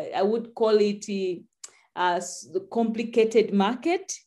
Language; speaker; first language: English; non-native, local second language; Swahili